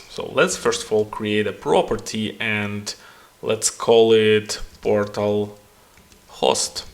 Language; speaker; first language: English; non-native, fluent; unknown